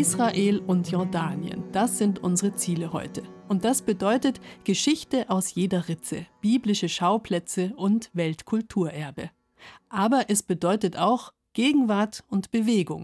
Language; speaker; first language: German; native; German